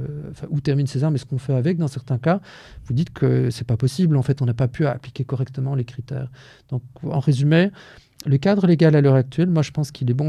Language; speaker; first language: French; native; French